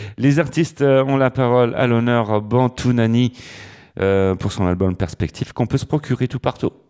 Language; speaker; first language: French; native; French